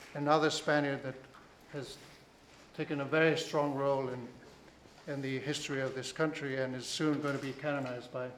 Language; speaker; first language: English; non-native, fluent; Spanish